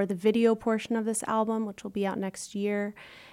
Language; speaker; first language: English; native; English